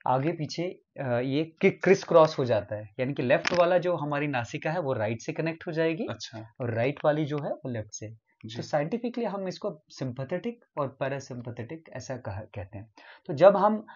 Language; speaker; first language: Hindi; non-native, local second language; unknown